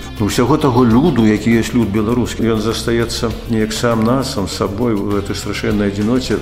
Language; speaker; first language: Belarusian; native; Belarusian